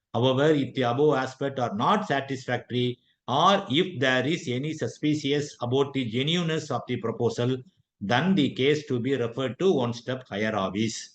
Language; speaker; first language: English; non-native, local second language; Tamil